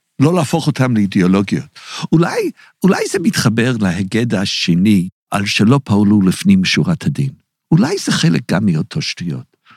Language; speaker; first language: Hebrew; non-native, fluent; English